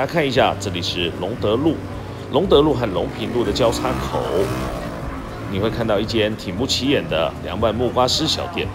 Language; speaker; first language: Chinese; native; Chinese